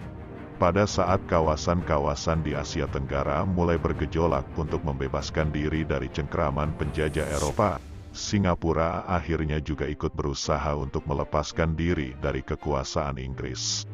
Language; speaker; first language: Indonesian; native; Indonesian